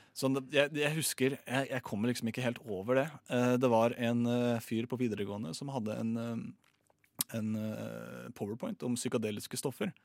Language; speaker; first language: Norwegian; native; Norwegian